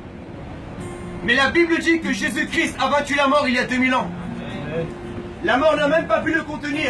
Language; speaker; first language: French; non-native, fluent; Spanish